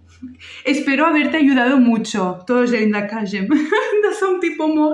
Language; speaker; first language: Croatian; non-native, learner; Spanish